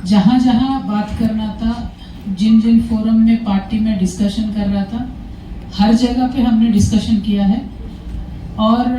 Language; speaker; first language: Hindi; non-native, local second language; Telugu